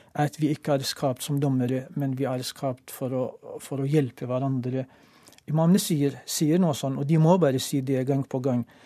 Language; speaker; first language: Norwegian; non-native, fluent; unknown